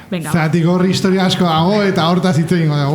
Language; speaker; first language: Basque; native; Basque